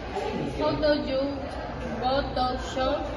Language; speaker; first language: English; non-native, learner; Spanish